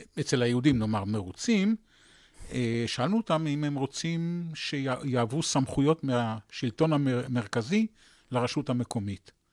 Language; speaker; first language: Hebrew; native; Hebrew